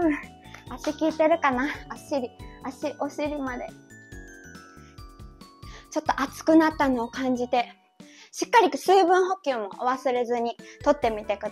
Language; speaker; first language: Japanese; native; Japanese